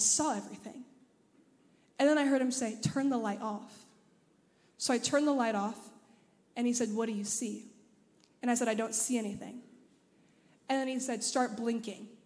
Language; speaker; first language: English; native; English